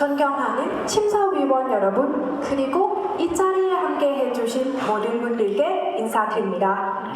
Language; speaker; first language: Korean; non-native, fluent; Thai